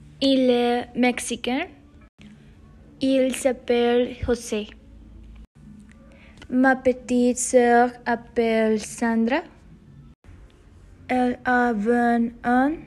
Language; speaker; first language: French; non-native, learner; Spanish